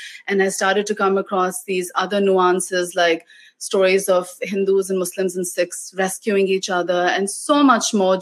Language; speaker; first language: English; non-native, local second language; Urdu